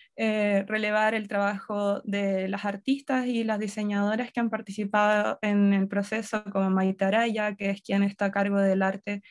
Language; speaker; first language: Spanish; native; Spanish